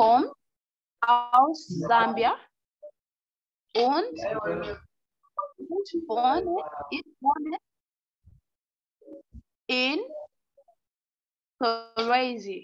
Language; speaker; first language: German; non-native, learner; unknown